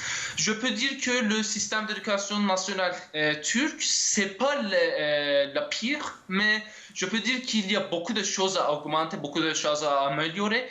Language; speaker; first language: French; non-native, fluent; Turkish